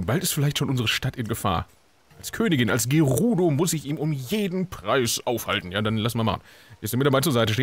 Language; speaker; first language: German; native; German